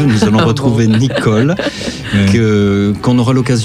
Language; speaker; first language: French; native; French